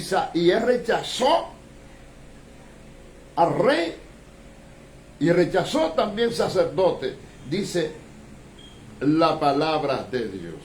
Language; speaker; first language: Spanish; native; Spanish